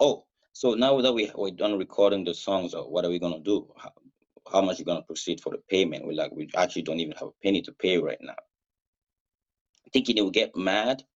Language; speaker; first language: English; non-native, fluent; Mossi